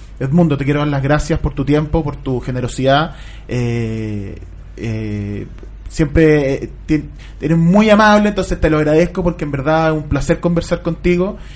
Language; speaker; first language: Spanish; native; Spanish